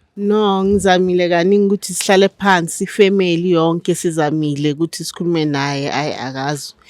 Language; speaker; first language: Zulu; non-native, local second language; Southern Sotho